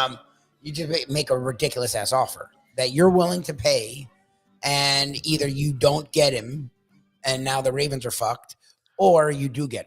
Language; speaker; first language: English; native; English